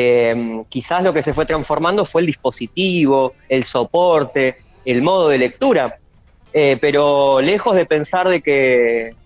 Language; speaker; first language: Spanish; native; Spanish